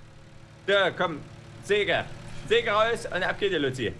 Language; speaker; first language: German; native; German